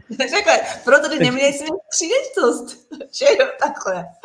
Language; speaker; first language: Czech; non-native, learner; Japanese